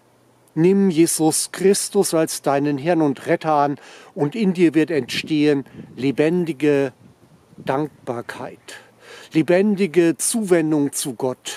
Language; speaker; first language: German; native; German